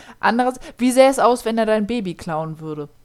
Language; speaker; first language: German; native; German